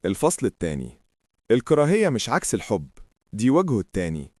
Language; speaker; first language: Arabic; native; Arabic